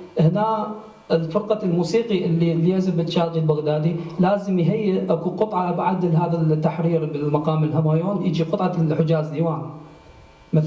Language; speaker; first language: Arabic; native; Arabic